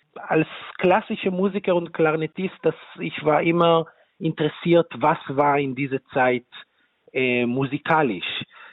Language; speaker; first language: German; non-native, fluent; Hebrew